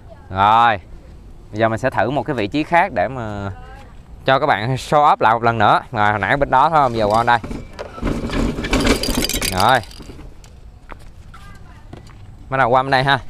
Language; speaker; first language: Vietnamese; native; Vietnamese